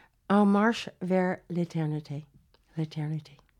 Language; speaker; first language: French; non-native, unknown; English